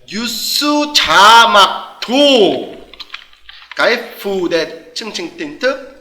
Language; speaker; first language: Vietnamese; non-native, fluent; Korean